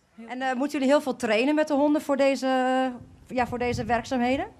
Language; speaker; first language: Dutch; non-native, fluent; Thai